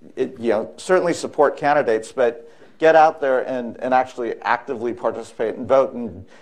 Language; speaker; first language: English; native; English